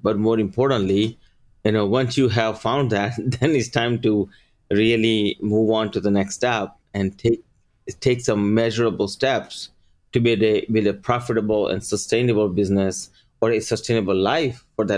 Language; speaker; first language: English; early bilingual, other home language; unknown